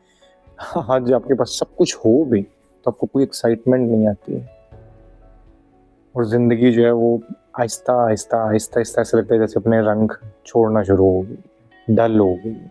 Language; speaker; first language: Hindi; non-native, local second language; Punjabi